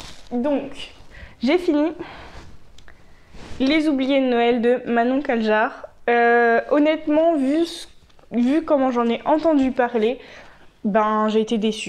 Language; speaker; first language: French; native; French